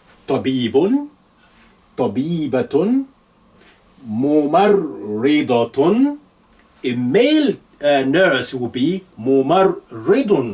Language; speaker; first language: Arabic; non-native, fluent; English